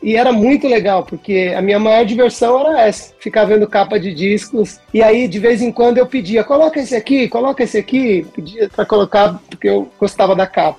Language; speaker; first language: Portuguese; native; Portuguese